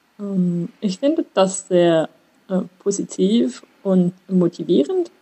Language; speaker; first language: German; non-native, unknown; French